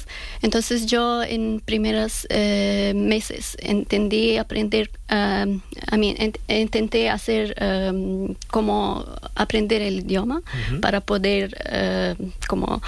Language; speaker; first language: Spanish; non-native, fluent; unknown